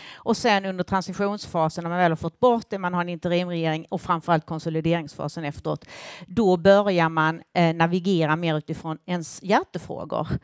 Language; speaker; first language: Swedish; native; Swedish